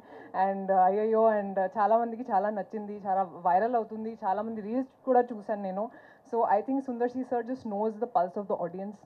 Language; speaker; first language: Telugu; non-native, fluent; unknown